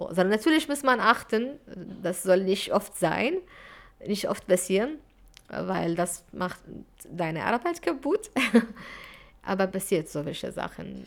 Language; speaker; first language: German; non-native, fluent; Arabic